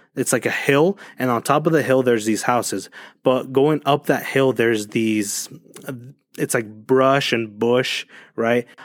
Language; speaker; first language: English; early bilingual, other home language; Spanish